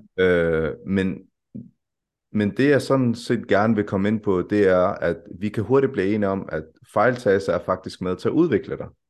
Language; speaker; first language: Danish; early bilingual, other home language; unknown